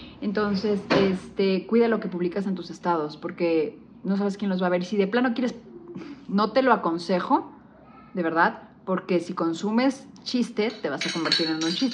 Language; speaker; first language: Spanish; native; Spanish